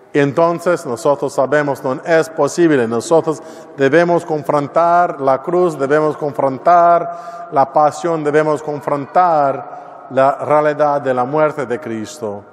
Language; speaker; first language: Spanish; non-native, learner; English